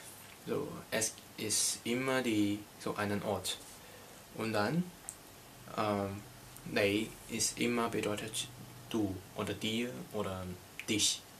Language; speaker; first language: German; non-native, learner; Cantonese